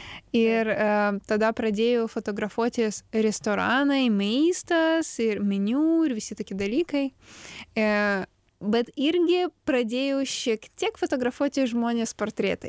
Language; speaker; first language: Lithuanian; non-native, learner; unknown